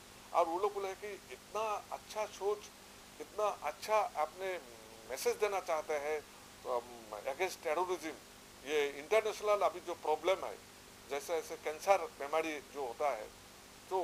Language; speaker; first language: Hindi; non-native, local second language; Assamese